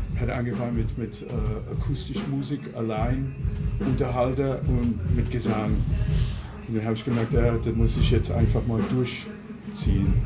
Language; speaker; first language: German; non-native, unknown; English